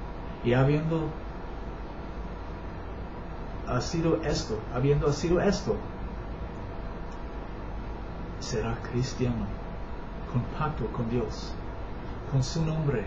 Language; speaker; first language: Spanish; non-native, learner; English